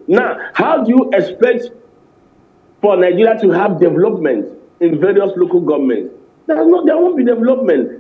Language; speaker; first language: English; non-native, local second language; Igbo